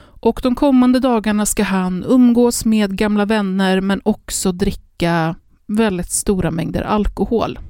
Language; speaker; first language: Swedish; native; Swedish